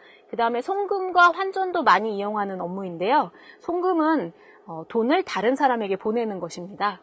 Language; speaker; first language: Korean; native; Korean